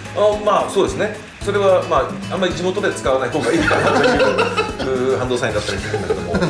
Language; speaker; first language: Japanese; early bilingual, heritage; Japanese